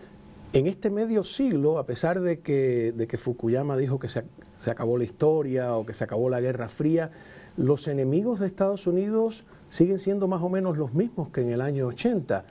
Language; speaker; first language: Spanish; native; Spanish